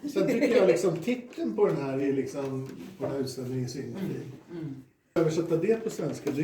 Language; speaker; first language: Swedish; native; Swedish